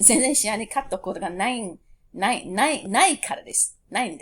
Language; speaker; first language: Japanese; non-native, fluent; English